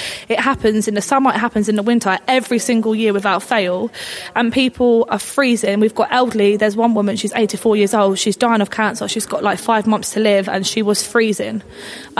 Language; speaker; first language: English; native; English